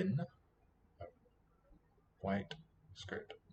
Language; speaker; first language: Welsh; non-native, learner; English